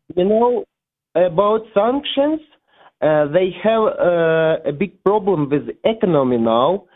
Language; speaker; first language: English; non-native, learner; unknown